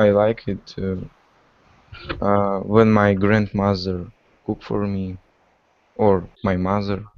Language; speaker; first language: English; non-native, learner; Russian